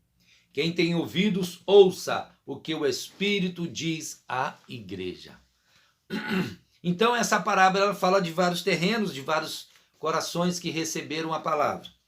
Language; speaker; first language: Portuguese; native; Portuguese